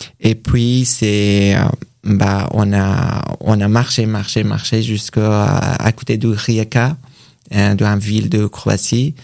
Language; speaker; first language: French; non-native, learner; Persian